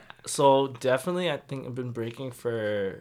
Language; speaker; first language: English; native; English